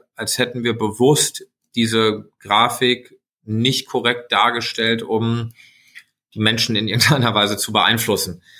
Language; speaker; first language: German; native; German